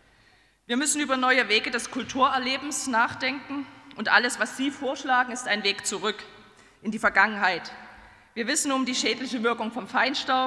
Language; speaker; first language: German; native; German